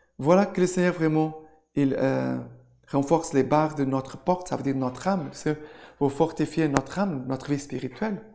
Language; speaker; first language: French; non-native, fluent; Portuguese